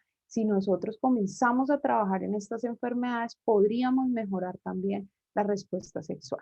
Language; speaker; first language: Spanish; native; Spanish